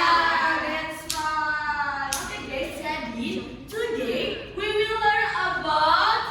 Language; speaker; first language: English; non-native, learner; Indonesian